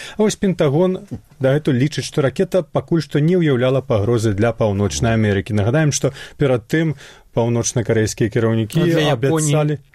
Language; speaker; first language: Belarusian; native; Belarusian